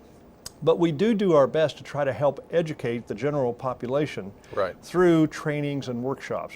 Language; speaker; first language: English; native; English